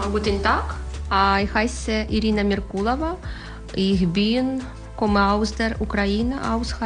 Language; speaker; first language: German; non-native, learner; Ukrainian